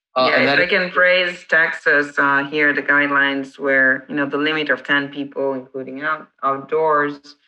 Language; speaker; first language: English; non-native, fluent; Italian